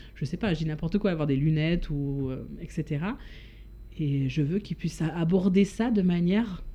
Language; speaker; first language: French; native; French